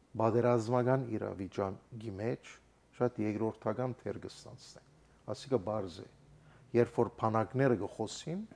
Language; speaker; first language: Armenian; native; Armenian